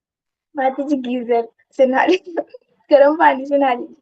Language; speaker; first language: Hindi; native; Hindi